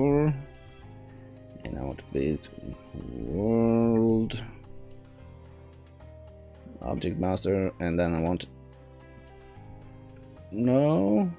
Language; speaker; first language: English; non-native, fluent; Norwegian